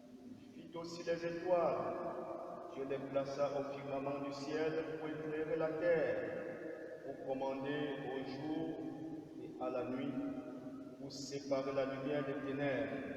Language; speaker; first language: French; native; French